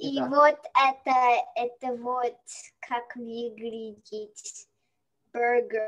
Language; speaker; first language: Russian; early bilingual, heritage; Russian